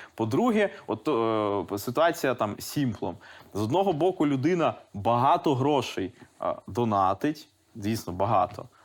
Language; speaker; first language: Ukrainian; native; Ukrainian